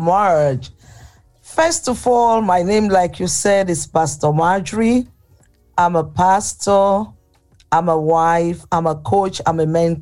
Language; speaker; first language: English; non-native, local second language; Igbo